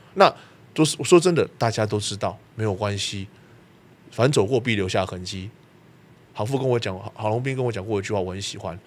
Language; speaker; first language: Chinese; native; Chinese